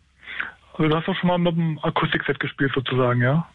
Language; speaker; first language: German; native; German